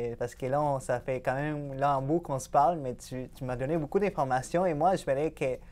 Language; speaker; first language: French; native; French